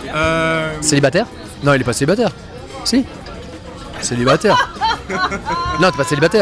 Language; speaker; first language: French; native; French